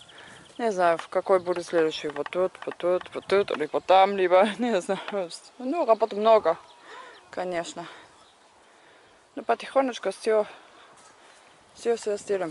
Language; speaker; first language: Russian; non-native, learner; German